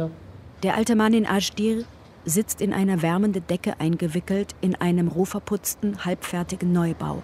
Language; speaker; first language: German; native; German